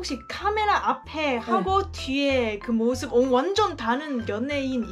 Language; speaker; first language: Korean; non-native, fluent; Cantonese